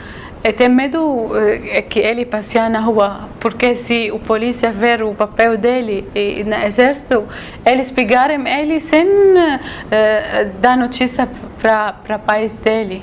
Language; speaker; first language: Portuguese; non-native, learner; Arabic